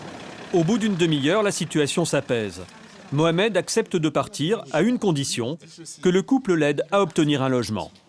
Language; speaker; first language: French; native; French